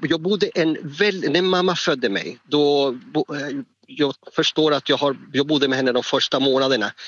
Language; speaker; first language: Swedish; non-native, fluent; Spanish